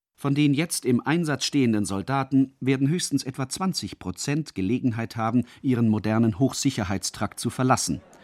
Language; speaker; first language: German; native; German